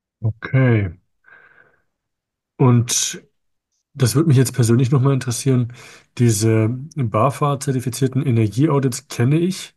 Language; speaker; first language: German; native; German